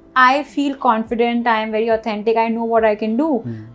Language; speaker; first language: English; non-native, local second language; Hindi